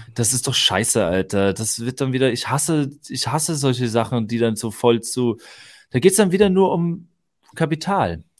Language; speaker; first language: German; native; German